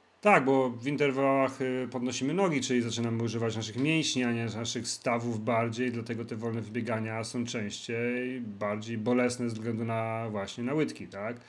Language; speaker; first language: Polish; native; Polish